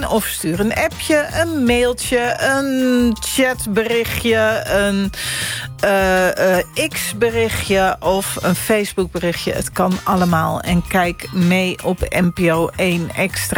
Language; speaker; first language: Dutch; native; Dutch